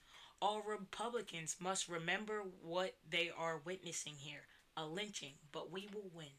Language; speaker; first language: English; native; English